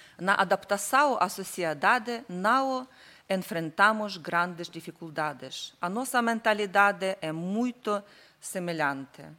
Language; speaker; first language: Portuguese; non-native, learner; Ukrainian